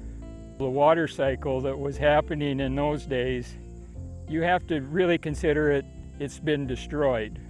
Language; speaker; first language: English; native; English